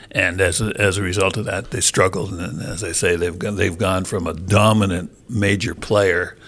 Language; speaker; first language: English; native; English